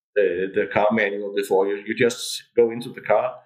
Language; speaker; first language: English; non-native, fluent; Danish